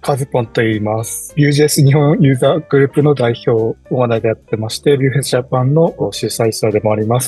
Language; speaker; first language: Japanese; native; Japanese